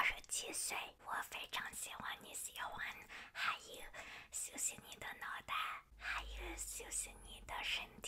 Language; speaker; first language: Chinese; early bilingual, heritage; Chinese